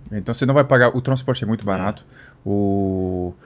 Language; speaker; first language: Portuguese; non-native, fluent; French